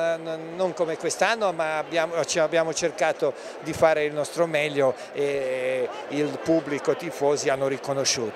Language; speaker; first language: Italian; non-native, fluent; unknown